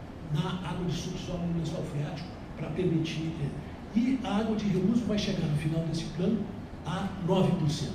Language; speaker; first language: Portuguese; native; Portuguese